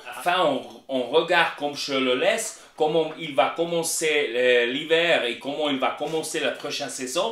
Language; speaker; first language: French; non-native, learner; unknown